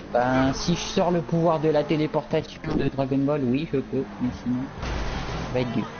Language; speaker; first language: French; native; French